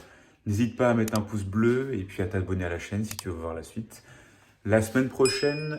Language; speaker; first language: French; native; French